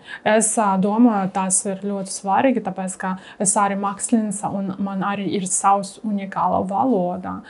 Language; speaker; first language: Latvian; non-native, learner; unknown